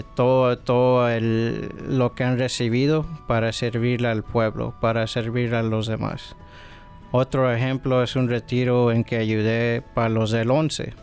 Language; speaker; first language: Spanish; early bilingual, heritage; Spanish